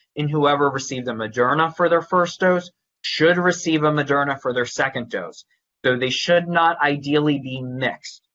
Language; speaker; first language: English; native; English